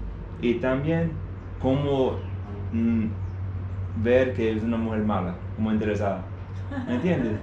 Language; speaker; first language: Spanish; non-native, learner; English